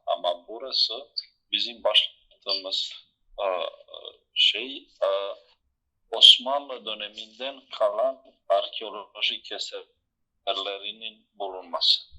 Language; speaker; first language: Turkish; non-native, fluent; Bosnian